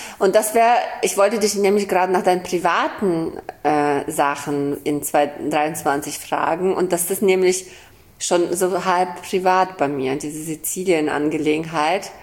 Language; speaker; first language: German; early bilingual, other home language; Russian